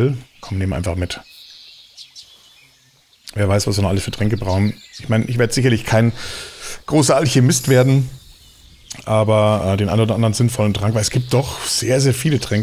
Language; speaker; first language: German; native; German